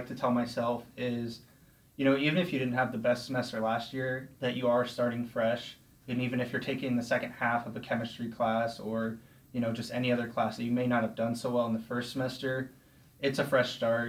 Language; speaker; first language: English; native; English